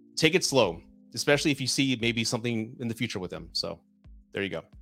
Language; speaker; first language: English; native; English